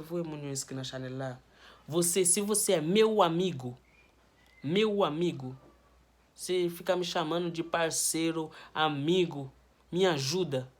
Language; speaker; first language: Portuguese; non-native, learner; Haitian Creole